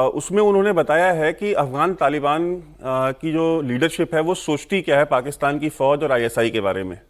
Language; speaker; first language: Hindi; native; Hindi